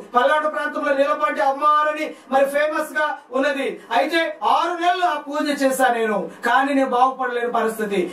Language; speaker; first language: Telugu; non-native, local second language; Lambadi